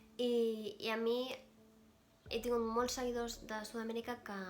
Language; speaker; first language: Catalan; non-native, local second language; Spanish